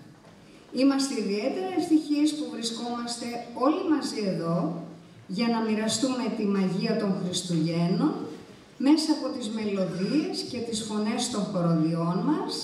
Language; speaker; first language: Greek; native; Greek